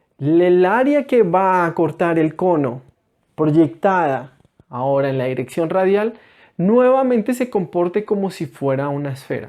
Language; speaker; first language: Spanish; native; Spanish